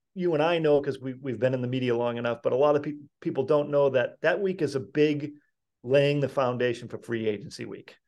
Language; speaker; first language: English; native; English